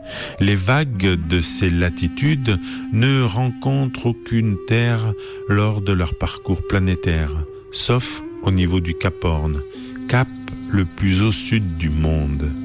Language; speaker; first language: French; native; French